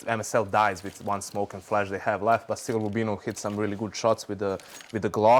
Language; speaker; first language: English; non-native, fluent; Danish